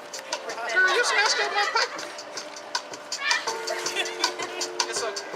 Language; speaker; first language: English; native; English